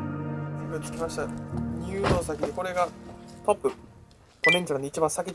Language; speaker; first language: Japanese; native; Japanese